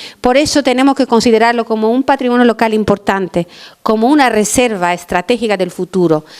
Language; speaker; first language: Spanish; non-native, fluent; Albanian